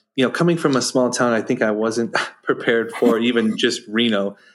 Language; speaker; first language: English; native; English